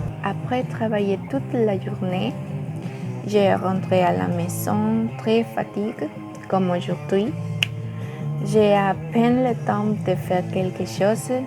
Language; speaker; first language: French; non-native, learner; Spanish